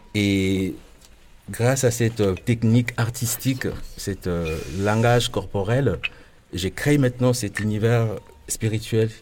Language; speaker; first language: French; non-native, local second language; Lingala